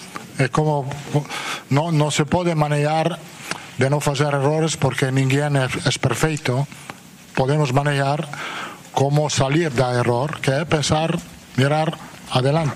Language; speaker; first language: Portuguese; non-native, fluent; Spanish